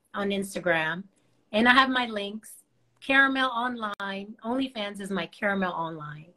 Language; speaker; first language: English; early bilingual, other home language; Spanish